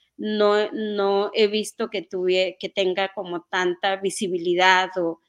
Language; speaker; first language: Spanish; non-native, local second language; Mixtepec Mixtec